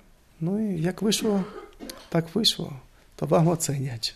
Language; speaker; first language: Polish; non-native, learner; Russian